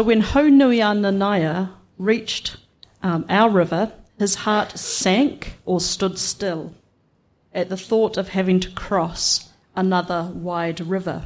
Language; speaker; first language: English; native; English